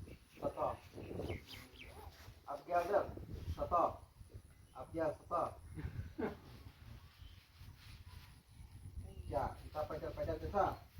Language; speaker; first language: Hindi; non-native, learner; Malay